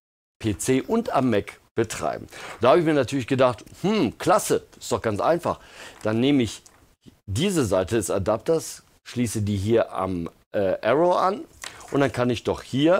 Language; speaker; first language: German; native; German